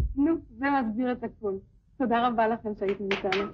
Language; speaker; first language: Hebrew; native; Hebrew